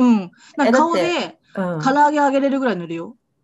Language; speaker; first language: Japanese; native; Japanese